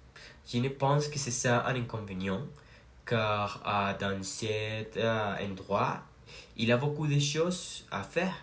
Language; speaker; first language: French; non-native, learner; Spanish